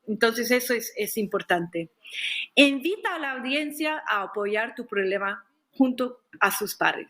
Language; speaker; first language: Spanish; non-native, fluent; English